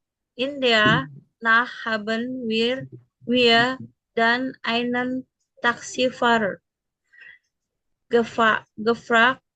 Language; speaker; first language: German; non-native, learner; Indonesian